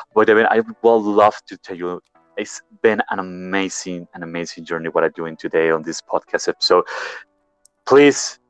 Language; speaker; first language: English; non-native, learner; Spanish